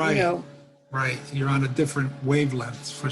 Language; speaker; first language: English; native; English